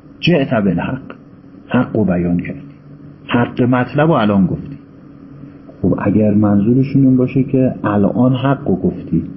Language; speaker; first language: Persian; native; Persian